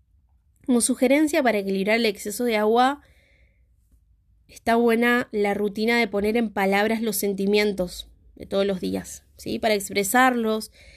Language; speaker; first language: Spanish; native; Spanish